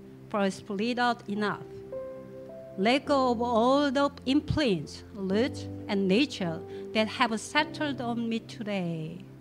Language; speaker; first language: English; non-native, learner; Korean